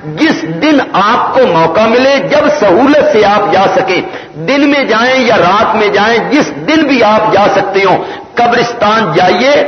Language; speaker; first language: Urdu; non-native, local second language; Punjabi